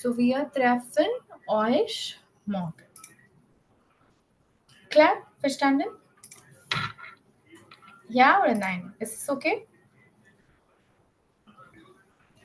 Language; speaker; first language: German; non-native, fluent; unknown